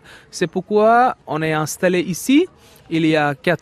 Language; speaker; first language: French; non-native, fluent; Bangla